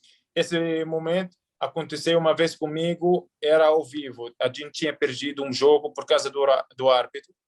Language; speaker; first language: Portuguese; early bilingual, heritage; Arabic